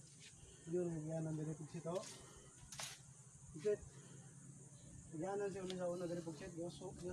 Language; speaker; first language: Filipino; non-native, local second language; Cebuano